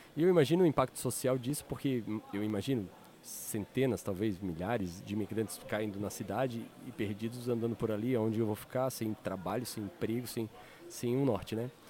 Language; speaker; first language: Portuguese; native; Portuguese